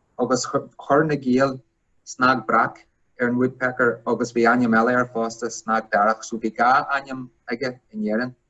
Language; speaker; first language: Irish; non-native, local second language; English